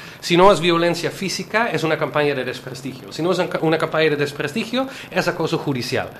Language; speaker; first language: Spanish; non-native, fluent; Dutch